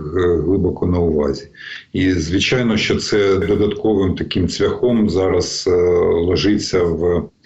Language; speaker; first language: Ukrainian; native; Ukrainian